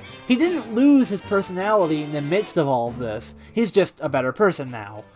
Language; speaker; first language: English; native; English